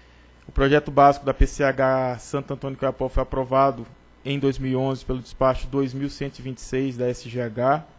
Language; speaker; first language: Portuguese; native; Portuguese